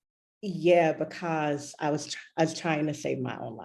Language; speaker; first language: English; native; English